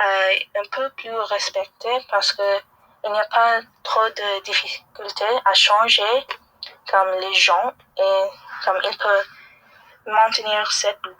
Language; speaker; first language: French; non-native, learner; English